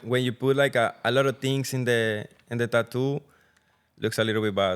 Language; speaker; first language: English; non-native, learner; Spanish